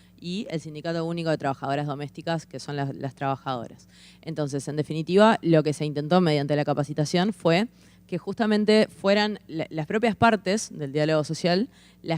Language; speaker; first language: Spanish; native; Spanish